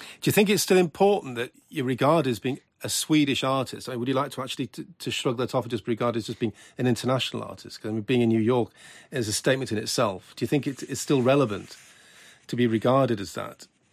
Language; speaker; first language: English; native; English